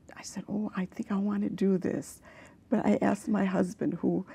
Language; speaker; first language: English; early bilingual, other home language; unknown